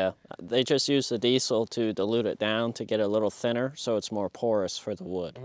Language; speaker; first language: English; native; English